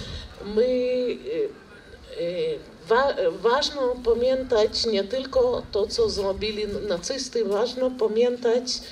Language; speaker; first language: Polish; non-native, learner; Russian